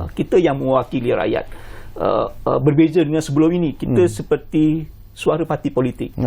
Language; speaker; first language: Malay; native; Malay